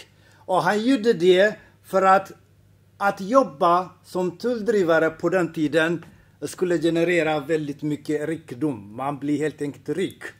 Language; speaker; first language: Swedish; non-native, fluent; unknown